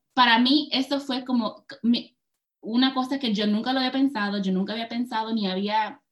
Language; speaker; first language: Spanish; early bilingual, heritage; Spanish